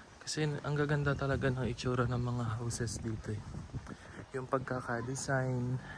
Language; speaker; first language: Filipino; native; Filipino